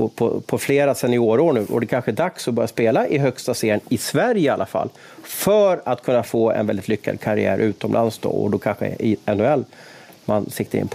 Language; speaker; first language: Swedish; native; Swedish